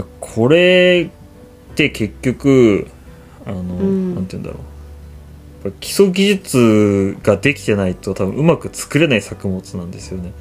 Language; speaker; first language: Japanese; native; Japanese